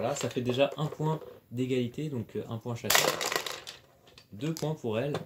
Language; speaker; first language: French; native; French